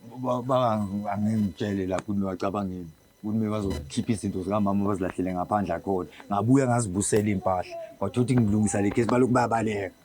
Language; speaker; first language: Zulu; native; Zulu